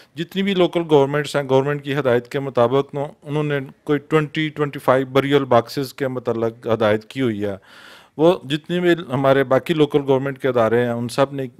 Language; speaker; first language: Urdu; non-native, local second language; Punjabi